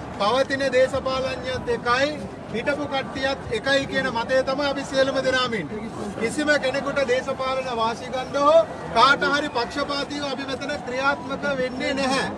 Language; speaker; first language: Sinhala; non-native, local second language; Tamil